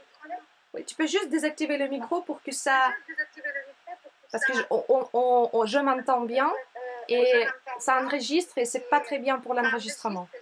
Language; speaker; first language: French; non-native, fluent; Russian